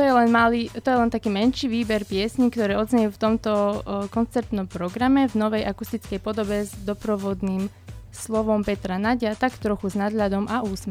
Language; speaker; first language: Slovak; native; Slovak